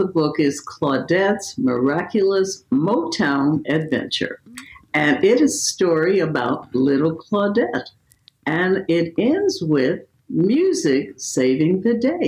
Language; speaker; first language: English; native; English